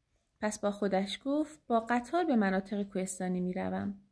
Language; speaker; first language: Persian; native; Persian